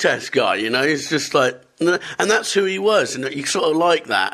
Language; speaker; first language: English; native; English